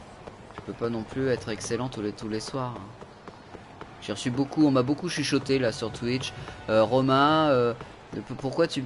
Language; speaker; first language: French; native; French